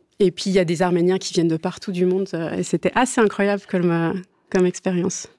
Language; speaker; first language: French; native; French